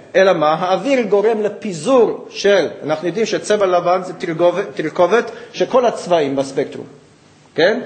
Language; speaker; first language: Hebrew; non-native, fluent; English